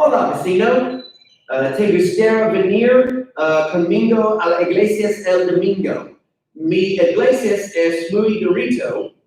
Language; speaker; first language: Spanish; non-native, learner; English